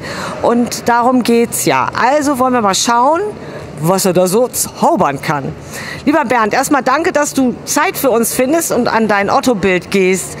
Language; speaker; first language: German; native; German